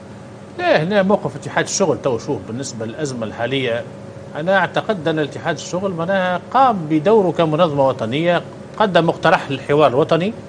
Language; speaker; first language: Arabic; native; Arabic